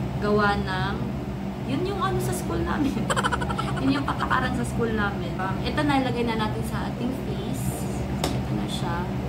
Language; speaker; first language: Filipino; non-native, local second language; Cebuano